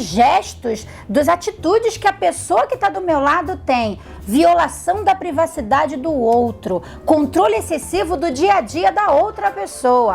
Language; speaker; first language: Portuguese; native; Portuguese